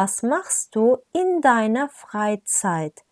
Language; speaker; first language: German; non-native, fluent; Turkish